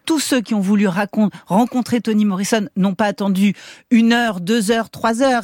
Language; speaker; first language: French; native; French